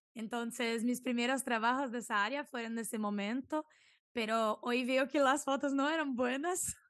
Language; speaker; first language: Spanish; non-native, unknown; Portuguese